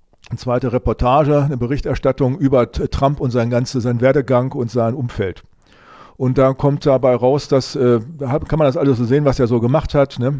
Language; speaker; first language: German; native; German